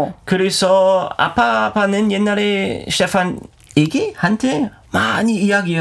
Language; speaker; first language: Korean; non-native, learner; German